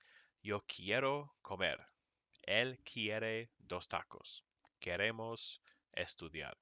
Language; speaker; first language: Spanish; non-native, fluent; English